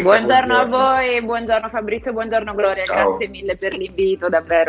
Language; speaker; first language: Italian; native; Italian